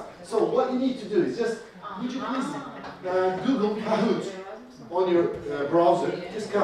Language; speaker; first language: English; non-native, fluent; Turkish